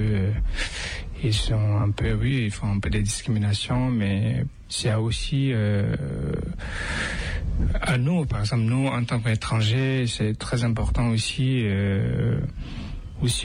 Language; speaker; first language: French; non-native, fluent; Tibetan